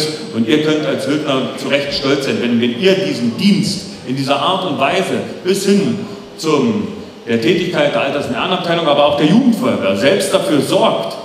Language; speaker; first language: German; native; German